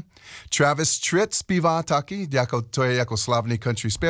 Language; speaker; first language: Czech; non-native, learner; English